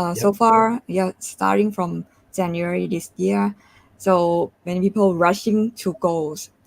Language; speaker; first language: English; non-native, fluent; Thai